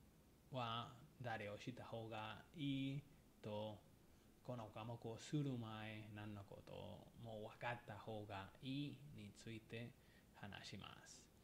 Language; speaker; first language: Japanese; non-native, fluent; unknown